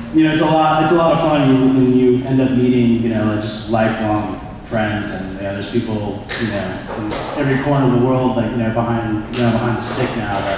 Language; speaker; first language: English; native; English